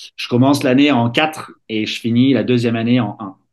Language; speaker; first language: French; native; French